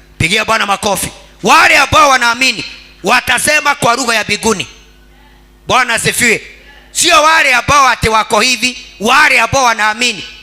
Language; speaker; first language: Swahili; non-native, local second language; Kikuyu